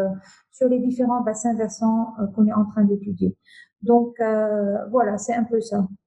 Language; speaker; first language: French; non-native, local second language; Arabic